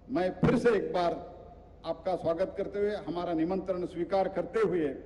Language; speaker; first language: Hindi; non-native, local second language; Kannada